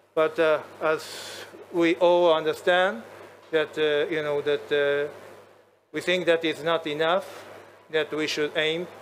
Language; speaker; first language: English; non-native, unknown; Japanese